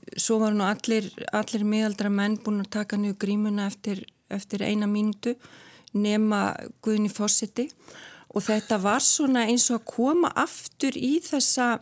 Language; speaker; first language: Icelandic; native; Icelandic